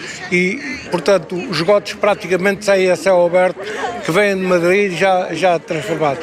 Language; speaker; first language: Portuguese; native; Portuguese